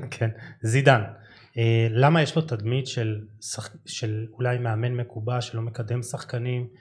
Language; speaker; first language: Hebrew; native; Hebrew